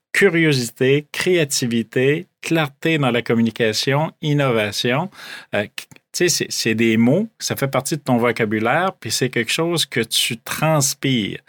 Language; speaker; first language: French; native; French